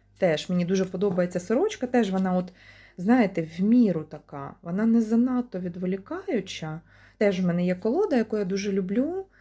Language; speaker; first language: Ukrainian; non-native, local second language; Russian